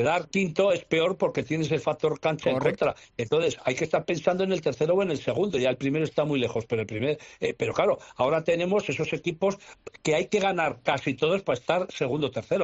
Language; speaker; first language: Spanish; native; Spanish